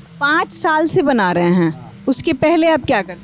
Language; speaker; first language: Hindi; native; Hindi